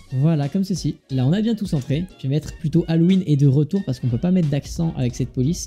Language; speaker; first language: French; native; French